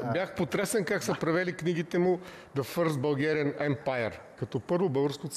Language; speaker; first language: Bulgarian; native; Bulgarian